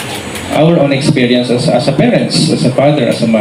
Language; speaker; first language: English; non-native, local second language; Filipino